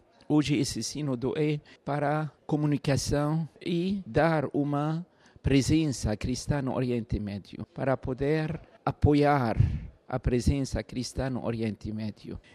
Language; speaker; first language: Portuguese; non-native, fluent; Arabic